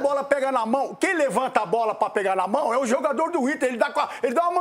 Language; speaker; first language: Portuguese; native; Portuguese